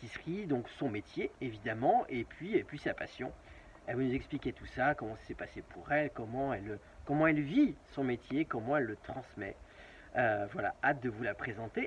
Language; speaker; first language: French; native; French